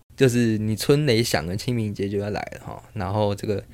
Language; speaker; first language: Chinese; non-native, local second language; Min Nan Chinese